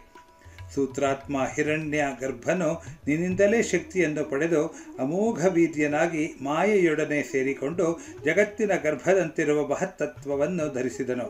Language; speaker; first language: Kannada; native; Kannada